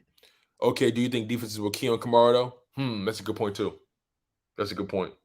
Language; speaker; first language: English; native; English